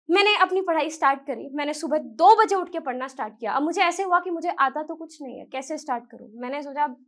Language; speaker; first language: Hindi; native; Hindi